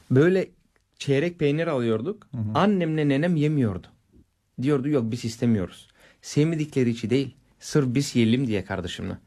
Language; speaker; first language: Turkish; non-native, fluent; Bulgarian